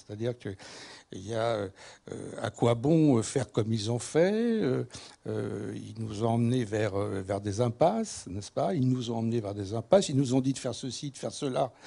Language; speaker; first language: French; native; French